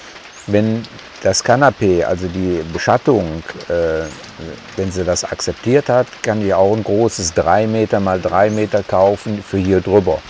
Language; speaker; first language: German; native; German